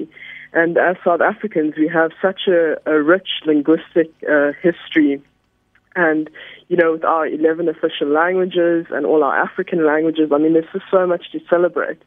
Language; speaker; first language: English; native; English